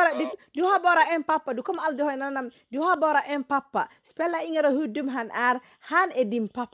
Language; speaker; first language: Swedish; non-native, fluent; Somali